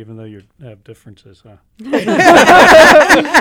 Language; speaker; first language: English; native; English